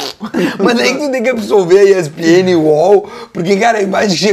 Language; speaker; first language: Portuguese; native; Portuguese